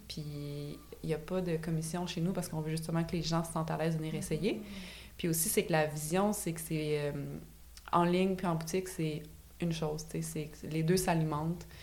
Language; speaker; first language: French; native; French